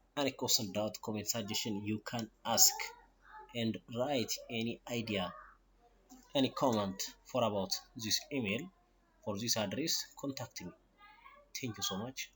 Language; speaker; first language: English; non-native, local second language; Amharic